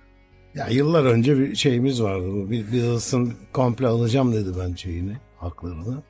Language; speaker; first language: Turkish; native; Turkish